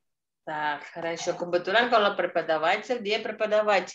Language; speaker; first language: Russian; non-native, fluent; Indonesian